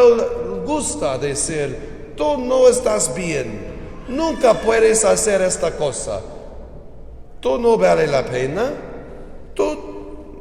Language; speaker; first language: Spanish; non-native, learner; English